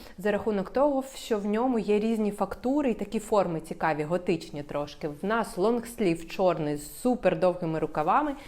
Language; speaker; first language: Ukrainian; native; Ukrainian